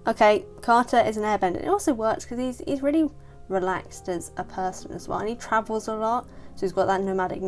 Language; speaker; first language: English; native; English